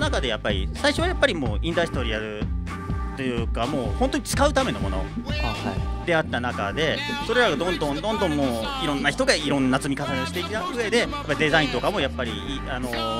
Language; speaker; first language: Japanese; native; Japanese